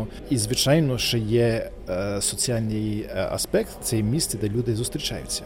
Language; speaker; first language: Ukrainian; early bilingual, heritage; Ukrainian